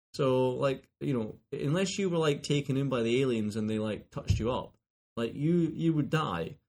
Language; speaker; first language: English; native; English